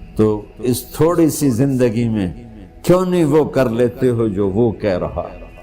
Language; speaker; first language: Urdu; non-native, local second language; Punjabi